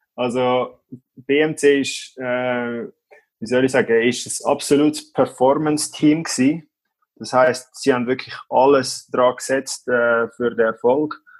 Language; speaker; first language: German; native; German